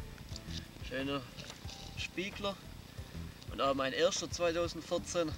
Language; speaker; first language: German; native; German